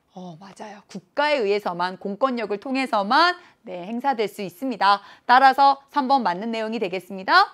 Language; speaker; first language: Korean; native; Korean